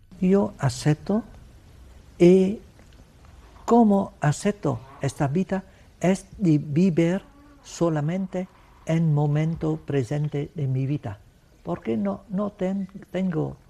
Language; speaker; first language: Spanish; non-native, learner; Vietnamese